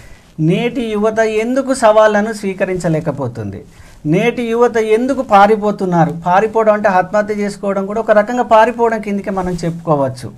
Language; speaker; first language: Telugu; native; Telugu